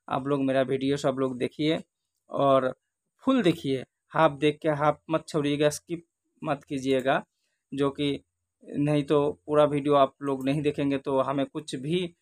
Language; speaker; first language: Hindi; non-native, local second language; Bangla